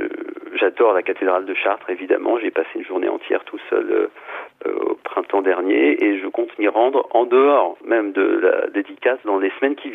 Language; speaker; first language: French; native; French